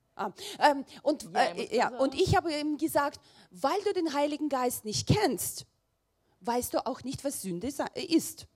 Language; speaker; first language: German; non-native, learner; Russian